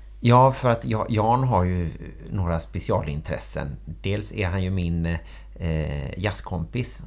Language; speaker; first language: Swedish; native; Swedish